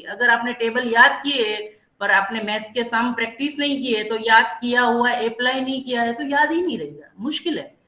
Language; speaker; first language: Hindi; non-native, local second language; Gujarati